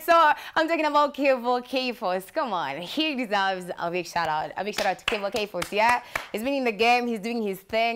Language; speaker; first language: English; non-native, local second language; Swahili